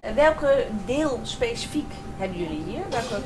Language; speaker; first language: Dutch; native; Dutch